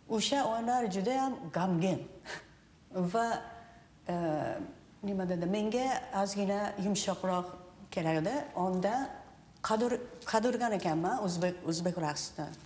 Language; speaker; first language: Uzbek; non-native, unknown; Japanese